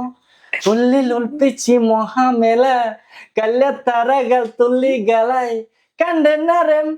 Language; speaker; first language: Malayalam; non-native, local second language; Bangla